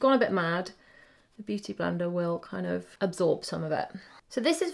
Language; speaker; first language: English; native; English